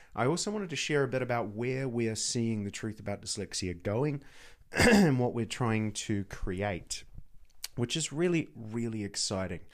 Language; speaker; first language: English; native; English